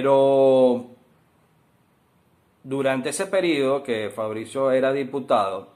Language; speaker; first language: Spanish; native; Spanish